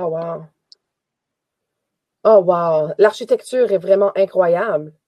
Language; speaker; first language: French; native; French